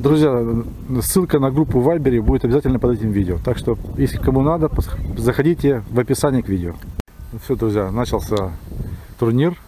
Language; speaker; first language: Russian; native; Russian